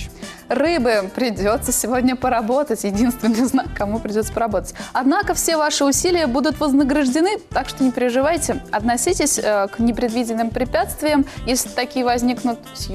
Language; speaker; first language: Russian; native; Russian